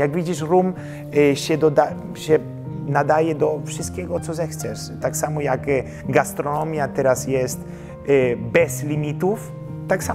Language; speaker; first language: Polish; early bilingual, heritage; Polish